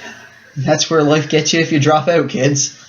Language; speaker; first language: English; native; English